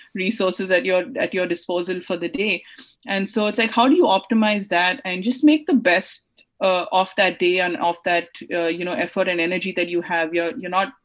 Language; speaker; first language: English; non-native, local second language; Hindi